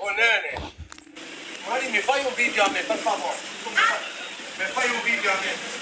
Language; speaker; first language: Italian; non-native, learner; Albanian